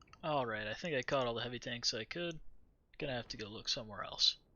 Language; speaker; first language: English; native; English